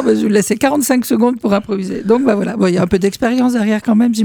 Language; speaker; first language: French; native; French